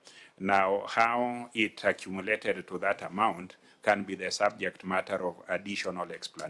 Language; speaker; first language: English; non-native, local second language; Luo (Kenya and Tanzania)